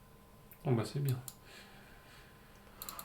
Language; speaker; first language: French; native; French